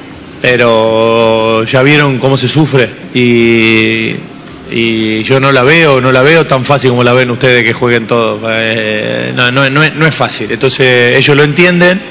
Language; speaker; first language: Spanish; native; Spanish